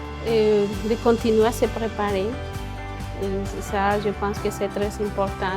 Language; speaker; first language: French; non-native, fluent; Spanish